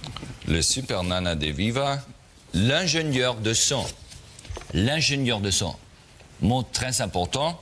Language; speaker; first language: French; non-native, learner; German